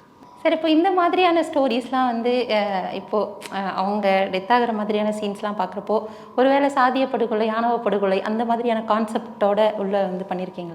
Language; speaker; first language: Tamil; native; Tamil